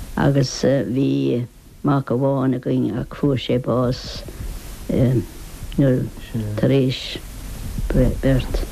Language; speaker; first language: Irish; native; Irish